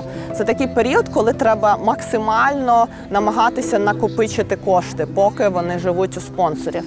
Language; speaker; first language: Ukrainian; native; Ukrainian